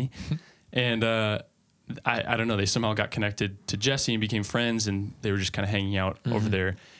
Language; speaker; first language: English; native; English